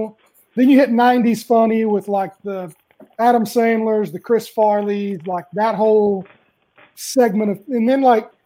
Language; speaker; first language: English; native; English